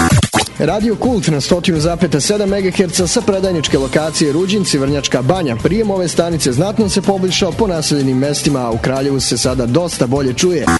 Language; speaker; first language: Serbian; native; Serbian